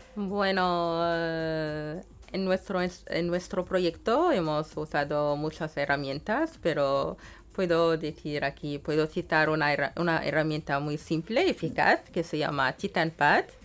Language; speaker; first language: Spanish; non-native, fluent; Arabic